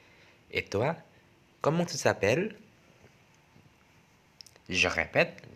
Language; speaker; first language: French; non-native, fluent; Indonesian